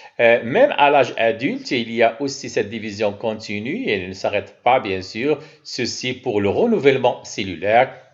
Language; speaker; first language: French; non-native, local second language; Arabic